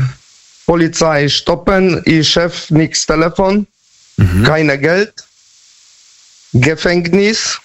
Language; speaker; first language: German; non-native, learner; Polish